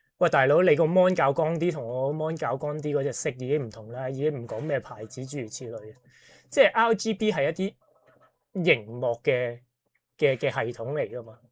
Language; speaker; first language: Cantonese; native; Cantonese